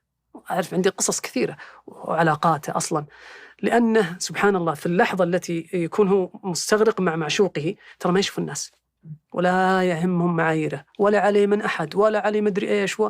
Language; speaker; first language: Arabic; native; Arabic